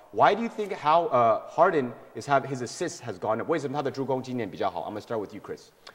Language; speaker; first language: English; early bilingual, other home language; Chinese